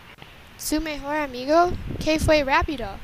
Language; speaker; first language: Spanish; non-native, learner; English